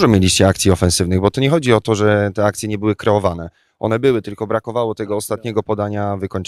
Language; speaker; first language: Polish; native; Polish